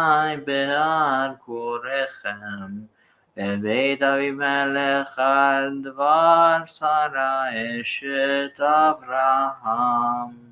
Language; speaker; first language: Hebrew; non-native, learner; English